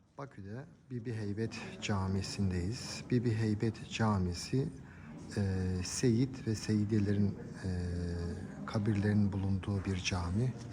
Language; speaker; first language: Turkish; native; Turkish